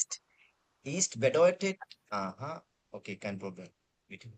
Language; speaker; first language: German; non-native, fluent; Bangla